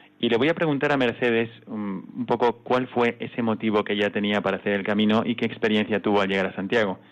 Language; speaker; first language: Spanish; native; Spanish